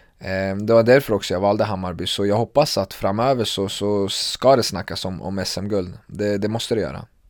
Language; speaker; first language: Swedish; early bilingual, other home language; Kurdish